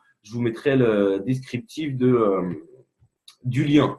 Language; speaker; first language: French; native; French